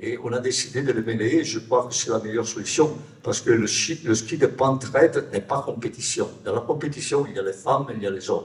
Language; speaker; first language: French; non-native, fluent; Italian